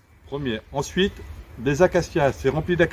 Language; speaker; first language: French; native; French